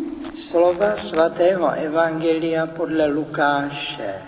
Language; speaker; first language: Czech; native; Czech